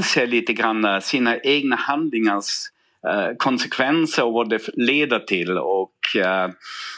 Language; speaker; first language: Swedish; non-native, fluent; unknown